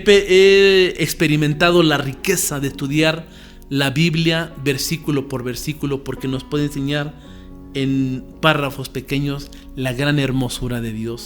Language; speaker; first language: Spanish; native; Spanish